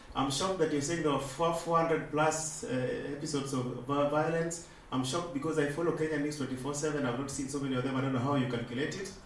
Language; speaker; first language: English; non-native, local second language; Luo (Kenya and Tanzania)